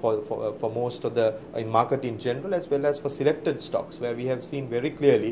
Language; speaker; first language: English; non-native, local second language; Sinhala